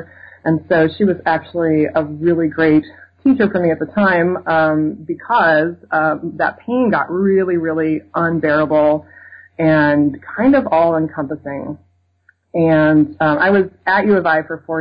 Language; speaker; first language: English; native; English